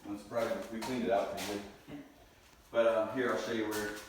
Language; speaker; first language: English; native; English